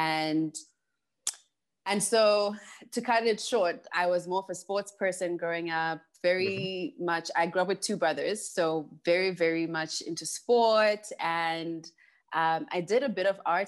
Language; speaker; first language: English; non-native, local second language; Shona